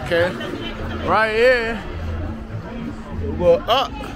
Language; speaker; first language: English; native; English